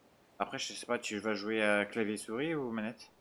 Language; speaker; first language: French; native; French